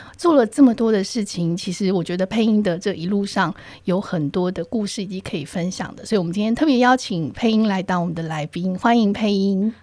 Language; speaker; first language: Chinese; native; Chinese